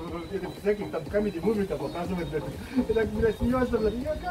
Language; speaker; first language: Russian; non-native, fluent; Lithuanian